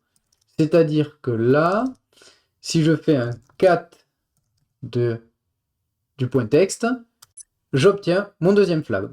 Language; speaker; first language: French; native; French